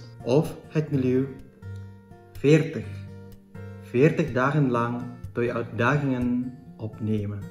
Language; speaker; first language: Dutch; non-native, fluent; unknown